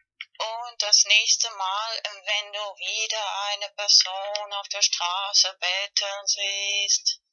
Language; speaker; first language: German; non-native, learner; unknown